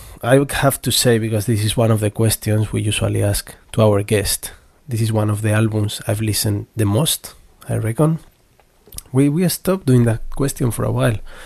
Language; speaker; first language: English; non-native, fluent; Spanish